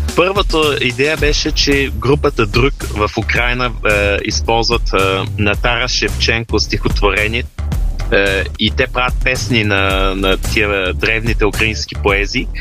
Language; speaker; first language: Bulgarian; early bilingual, heritage; Bulgarian